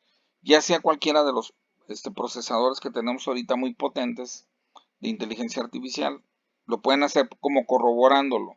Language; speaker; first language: Spanish; native; Spanish